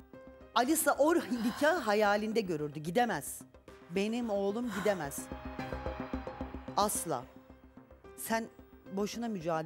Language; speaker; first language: Turkish; native; Turkish